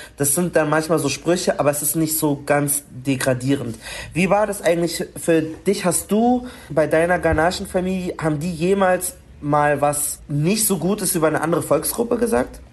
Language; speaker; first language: German; early bilingual, other home language; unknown